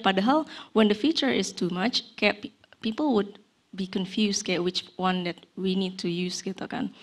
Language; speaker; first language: English; non-native, fluent; Indonesian